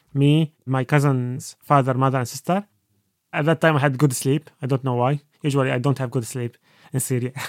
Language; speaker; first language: English; non-native, fluent; Arabic